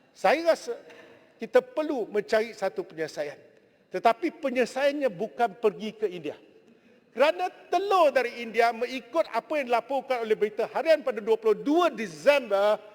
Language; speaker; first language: Malay; non-native, local second language; Chinese